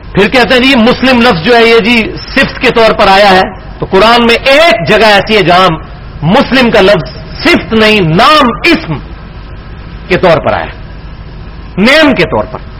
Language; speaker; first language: Urdu; non-native, local second language; Punjabi